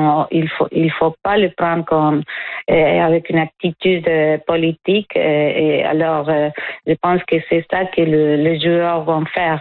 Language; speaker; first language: French; non-native, fluent; Spanish